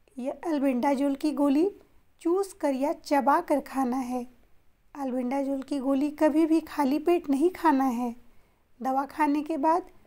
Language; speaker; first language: Hindi; native; Hindi